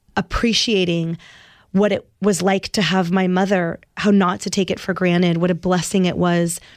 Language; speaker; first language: English; native; English